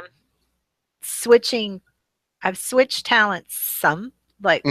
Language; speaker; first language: English; native; English